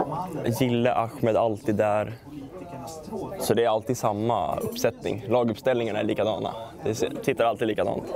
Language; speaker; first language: Swedish; native; Swedish